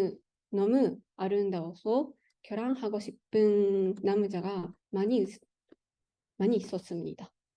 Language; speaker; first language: Korean; non-native, learner; Japanese